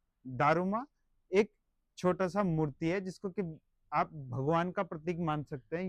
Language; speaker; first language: Hindi; native; Hindi